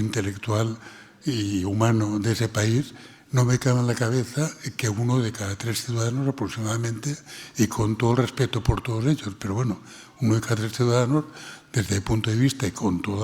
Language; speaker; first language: Spanish; non-native, local second language; Catalan